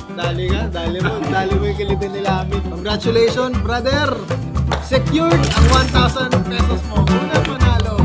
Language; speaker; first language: Filipino; native; Filipino